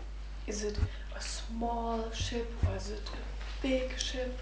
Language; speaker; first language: English; non-native, fluent; German